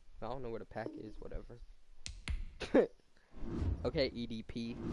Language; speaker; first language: English; native; English